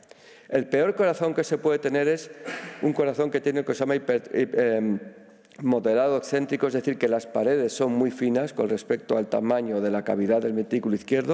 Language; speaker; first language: Spanish; native; Spanish